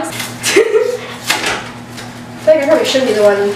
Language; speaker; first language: English; native; English